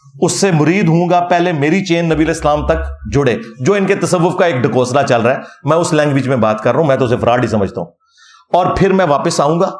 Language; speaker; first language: Urdu; non-native, local second language; Punjabi